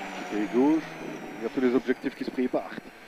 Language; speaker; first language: French; native; French